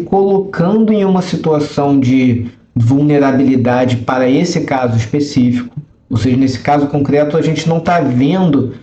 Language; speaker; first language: Portuguese; native; Portuguese